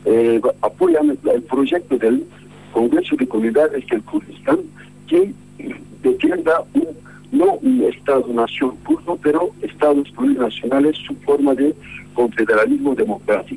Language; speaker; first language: Spanish; non-native, fluent; Kurdish